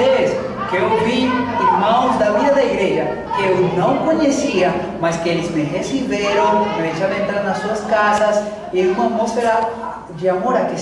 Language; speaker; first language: Portuguese; non-native, fluent; Spanish